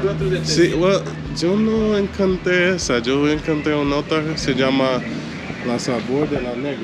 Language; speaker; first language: Spanish; non-native, learner; English